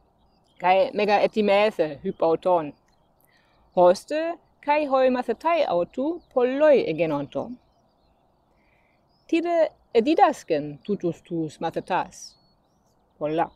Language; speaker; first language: Greek; non-native, fluent; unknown